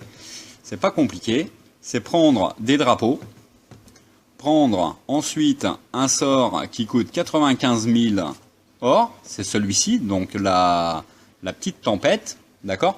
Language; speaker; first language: French; native; French